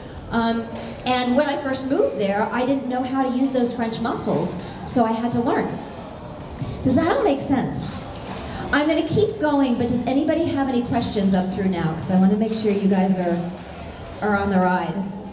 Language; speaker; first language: English; native; English